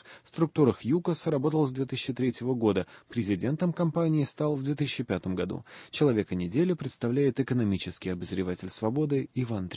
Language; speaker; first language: Russian; native; Russian